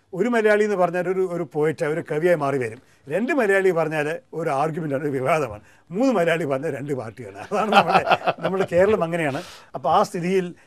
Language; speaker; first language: Malayalam; early bilingual, heritage; Malayalam